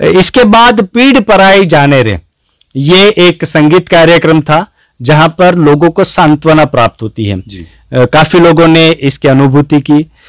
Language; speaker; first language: Hindi; non-native, local second language; Gujarati